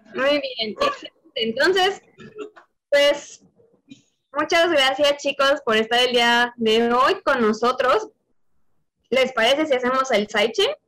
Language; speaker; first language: Spanish; native; Spanish